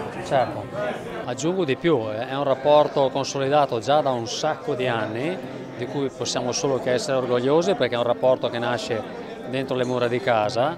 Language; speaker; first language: Italian; native; Italian